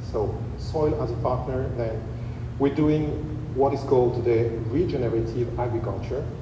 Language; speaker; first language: English; non-native, fluent; French